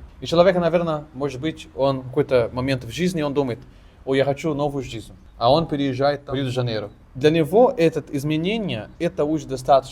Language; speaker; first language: Russian; non-native, fluent; Portuguese